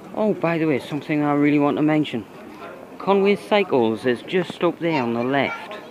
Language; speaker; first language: English; native; English